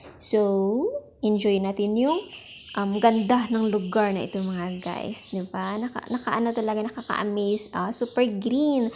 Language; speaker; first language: Filipino; non-native, local second language; Hiligaynon